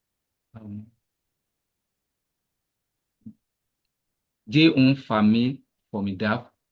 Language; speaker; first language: French; non-native, learner; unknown